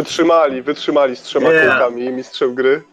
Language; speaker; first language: Polish; native; Polish